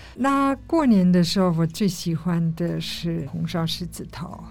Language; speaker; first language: Chinese; non-native, fluent; German